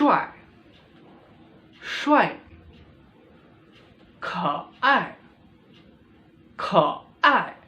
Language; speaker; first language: Chinese; non-native, fluent; Indonesian